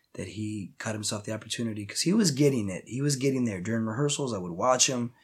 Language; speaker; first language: English; native; English